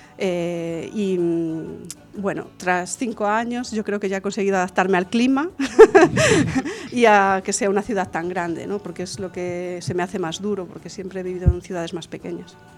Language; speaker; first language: Spanish; non-native, local second language; Galician